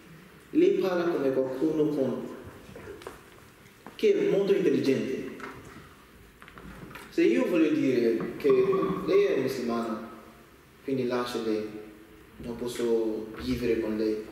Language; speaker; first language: Italian; non-native, learner; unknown